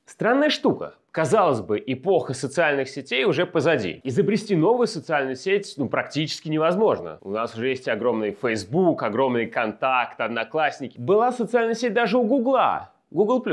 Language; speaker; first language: Russian; native; Russian